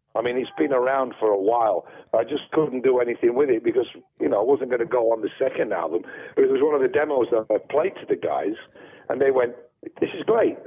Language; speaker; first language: English; native; English